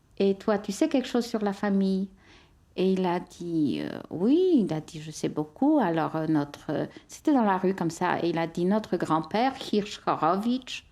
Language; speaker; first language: French; non-native, fluent; Polish